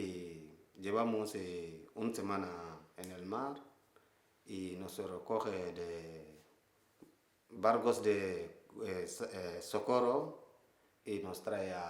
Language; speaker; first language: Spanish; non-native, learner; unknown